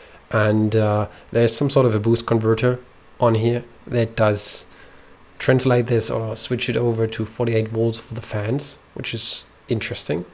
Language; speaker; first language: English; non-native, fluent; German